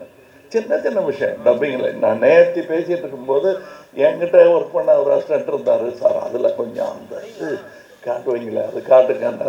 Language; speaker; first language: Tamil; native; Tamil